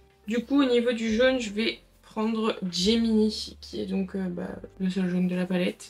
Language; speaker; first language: French; native; French